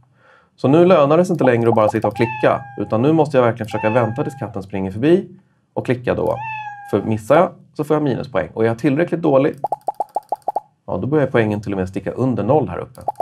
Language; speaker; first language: Swedish; native; Swedish